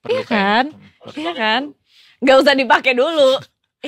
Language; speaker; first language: Indonesian; native; Indonesian